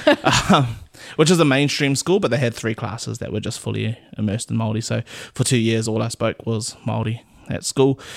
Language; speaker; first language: English; native; English